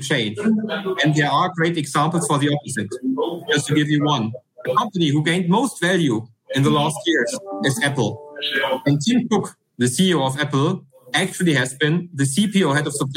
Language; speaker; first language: English; non-native, fluent; German